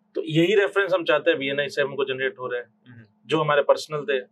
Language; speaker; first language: Hindi; native; Hindi